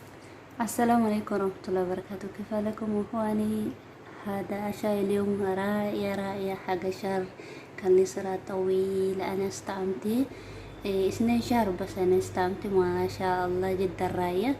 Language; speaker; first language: Arabic; non-native, learner; Oromo